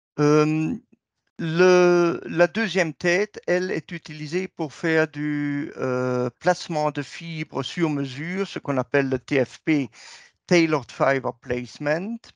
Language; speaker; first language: French; native; French